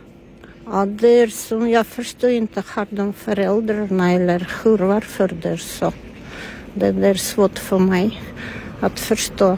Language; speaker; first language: Swedish; non-native, learner; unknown